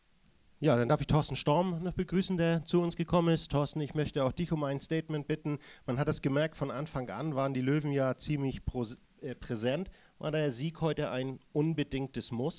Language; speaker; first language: German; native; German